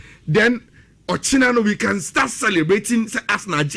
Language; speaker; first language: English; non-native, local second language; Akan